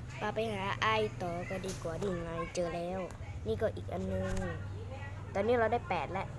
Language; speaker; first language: Thai; native; Thai